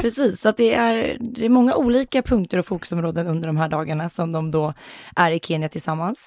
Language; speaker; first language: Swedish; native; Swedish